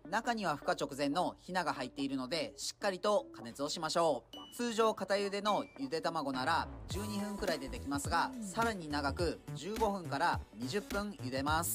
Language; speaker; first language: Japanese; native; Japanese